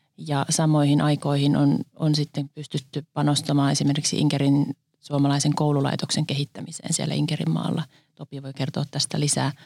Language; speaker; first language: Finnish; native; Finnish